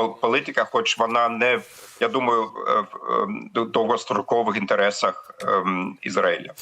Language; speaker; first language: Ukrainian; non-native, fluent; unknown